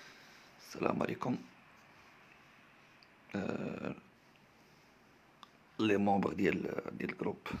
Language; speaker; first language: Arabic; native; Arabic